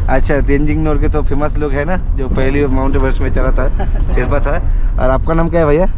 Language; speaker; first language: Hindi; non-native, local second language; Bangla